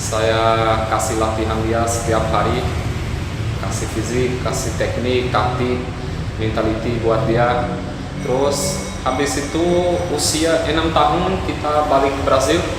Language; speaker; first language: Indonesian; non-native, fluent; Portuguese